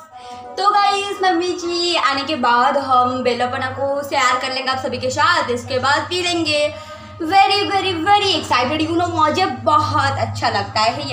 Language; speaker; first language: Hindi; non-native, local second language; Odia